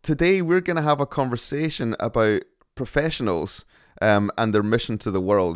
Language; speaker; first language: English; native; English